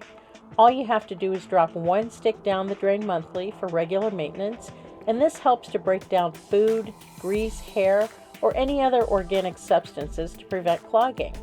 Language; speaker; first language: English; native; English